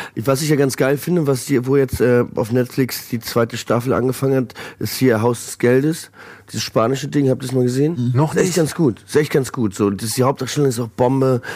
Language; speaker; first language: German; early bilingual, other home language; Croatian